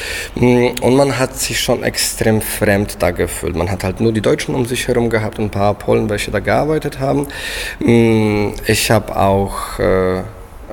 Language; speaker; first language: German; non-native, fluent; Polish